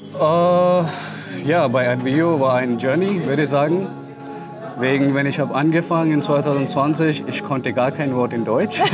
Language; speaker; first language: German; non-native, learner; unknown